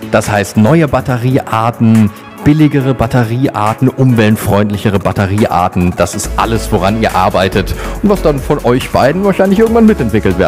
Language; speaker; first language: German; native; German